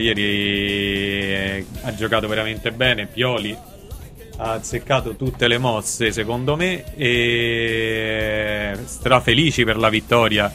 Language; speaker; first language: Italian; native; Italian